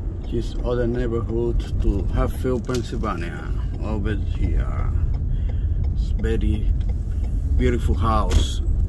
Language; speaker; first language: English; non-native, learner; Spanish